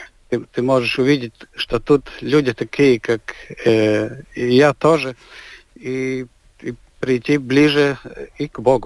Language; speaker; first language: Russian; non-native, local second language; Latvian